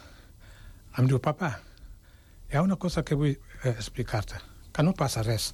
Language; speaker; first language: Catalan; non-native, fluent; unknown